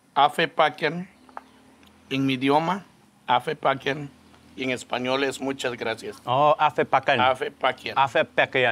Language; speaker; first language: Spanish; non-native, local second language; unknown